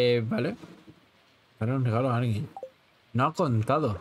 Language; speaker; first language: Spanish; native; Spanish